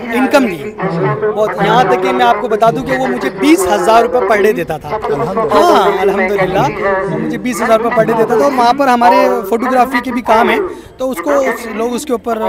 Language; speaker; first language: Hindi; native; Hindi